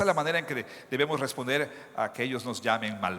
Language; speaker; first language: Spanish; non-native, fluent; English